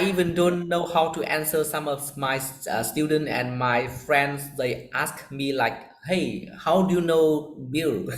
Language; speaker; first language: English; non-native, learner; Vietnamese